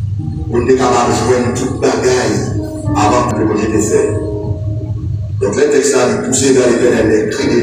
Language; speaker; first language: French; non-native, local second language; Haitian Creole